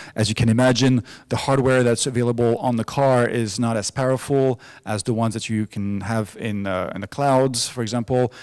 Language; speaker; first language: English; non-native, fluent; French